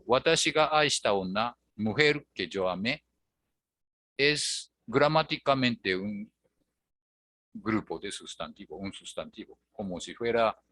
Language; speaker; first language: Spanish; non-native, fluent; Japanese